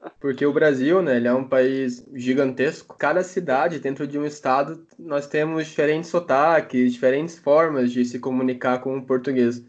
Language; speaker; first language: Portuguese; native; Portuguese